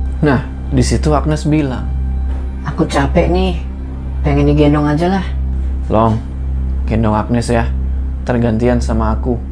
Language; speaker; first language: Indonesian; native; Indonesian